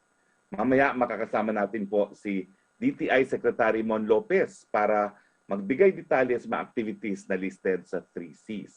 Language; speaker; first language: Filipino; native; Filipino